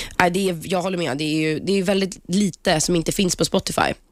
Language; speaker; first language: Swedish; native; Swedish